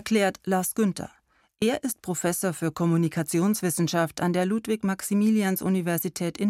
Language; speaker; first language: German; native; German